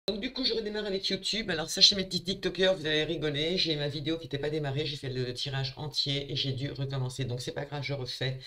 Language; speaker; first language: French; native; French